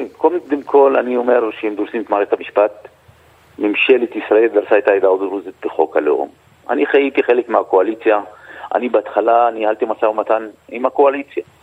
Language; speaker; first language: Hebrew; non-native, local second language; Arabic